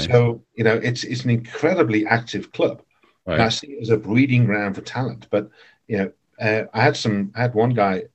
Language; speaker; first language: English; native; English